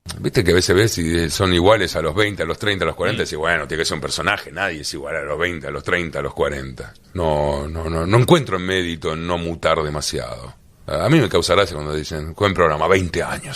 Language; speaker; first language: Spanish; native; Spanish